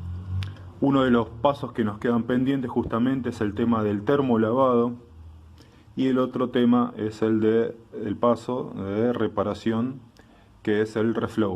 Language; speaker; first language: Spanish; native; Spanish